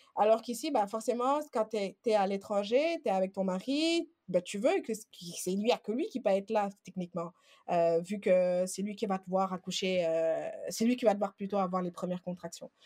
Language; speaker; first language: French; non-native, local second language; Wolof